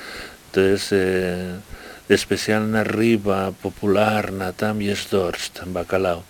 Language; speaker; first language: Polish; non-native, learner; Spanish